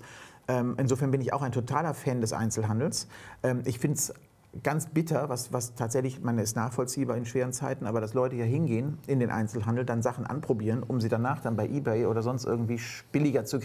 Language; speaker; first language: German; native; German